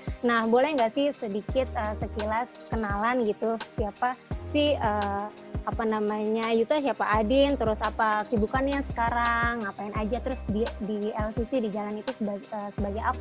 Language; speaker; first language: Indonesian; native; Indonesian